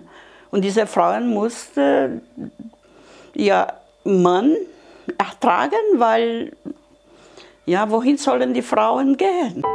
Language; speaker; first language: German; non-native, fluent; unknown